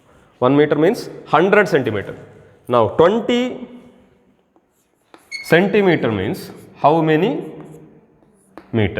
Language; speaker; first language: English; non-native, local second language; Kannada